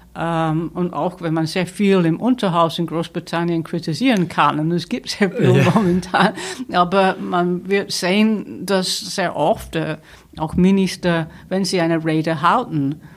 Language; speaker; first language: German; non-native, fluent; English